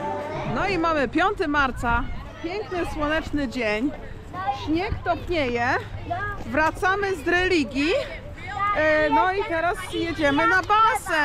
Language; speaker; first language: Polish; native; Polish